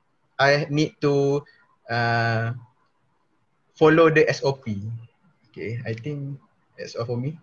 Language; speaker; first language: English; non-native, local second language; Malay